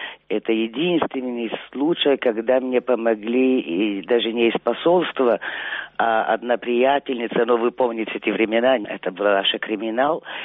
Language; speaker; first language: Russian; non-native, fluent; Italian